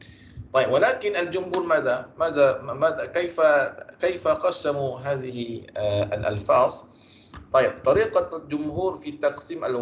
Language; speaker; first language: Arabic; non-native, fluent; Malay